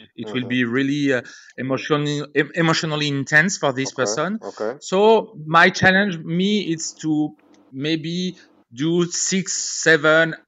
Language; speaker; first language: English; non-native, fluent; French